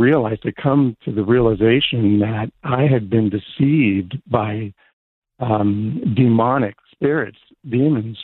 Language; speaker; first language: English; native; English